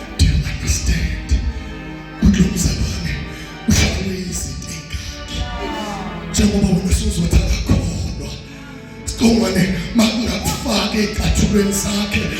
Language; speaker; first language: Zulu; non-native, local second language; Xhosa